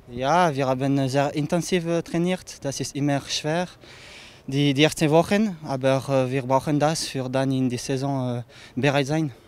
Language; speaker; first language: German; non-native, local second language; French